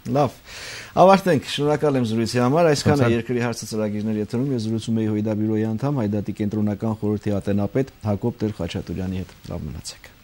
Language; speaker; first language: Armenian; native; Armenian